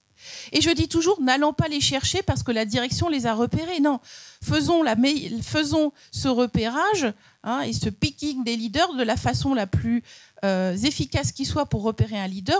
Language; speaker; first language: French; native; French